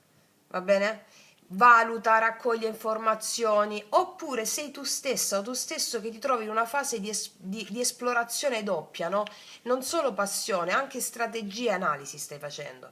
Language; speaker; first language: Italian; native; Italian